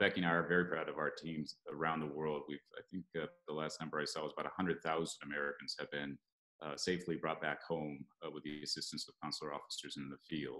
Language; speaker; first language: English; native; English